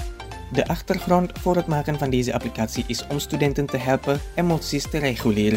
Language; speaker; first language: Dutch; non-native, fluent; Indonesian